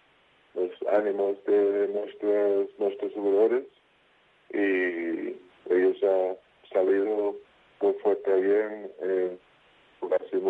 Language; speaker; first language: Spanish; non-native, fluent; English